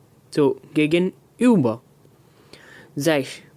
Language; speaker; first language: German; non-native, learner; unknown